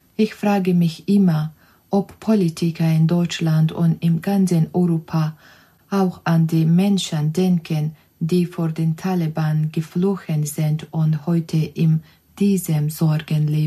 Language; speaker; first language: German; non-native, learner; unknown